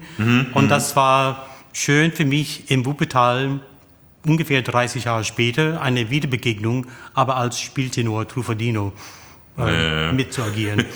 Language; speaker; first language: German; non-native, fluent; English